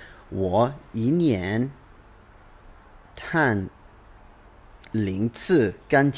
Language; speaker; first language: Chinese; non-native, learner; English